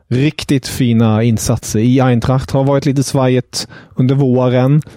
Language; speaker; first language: Swedish; non-native, fluent; German